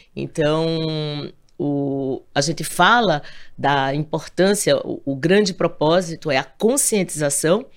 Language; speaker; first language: Portuguese; native; Portuguese